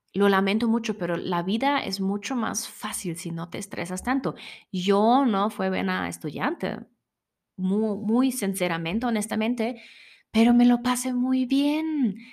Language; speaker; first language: Spanish; non-native, fluent; German